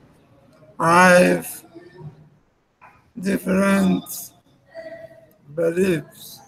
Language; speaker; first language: English; non-native, learner; Spanish